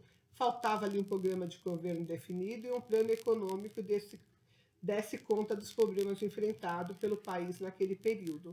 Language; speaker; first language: Portuguese; native; Portuguese